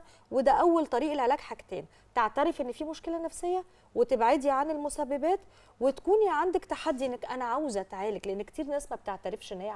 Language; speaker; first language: Arabic; native; Arabic